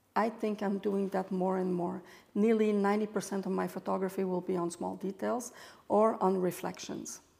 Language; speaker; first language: English; native; English